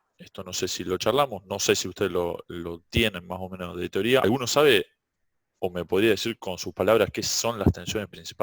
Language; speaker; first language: Spanish; native; Spanish